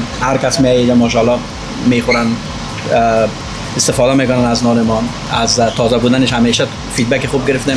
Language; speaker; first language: Persian; native; Persian